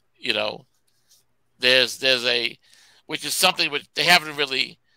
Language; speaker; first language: English; native; English